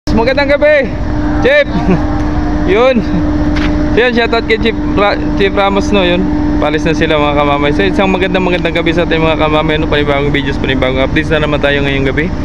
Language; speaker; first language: Filipino; non-native, local second language; Cebuano